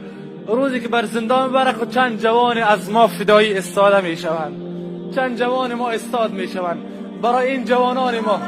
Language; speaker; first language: Persian; native; Persian